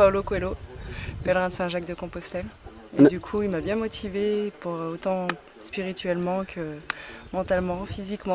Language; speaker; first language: French; native; French